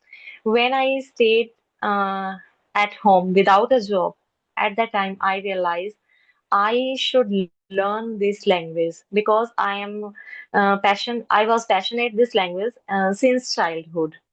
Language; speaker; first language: English; non-native, learner; Hindi